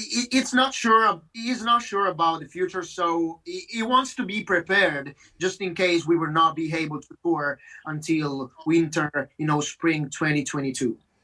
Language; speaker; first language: English; non-native, fluent; Italian